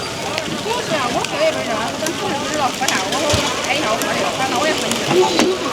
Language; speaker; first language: Chinese; native; Chinese